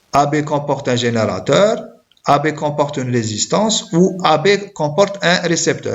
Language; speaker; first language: French; non-native, local second language; Arabic